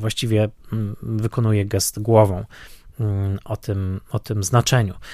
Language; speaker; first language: Polish; native; Polish